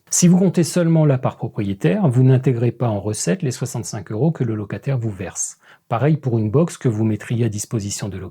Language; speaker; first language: French; native; French